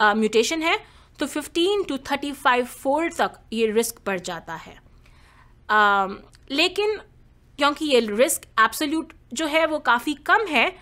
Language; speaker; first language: Hindi; native; Hindi